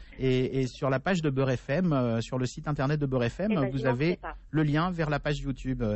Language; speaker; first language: French; native; French